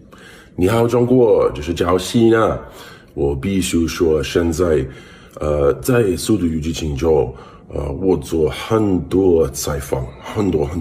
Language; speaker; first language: Chinese; non-native, learner; English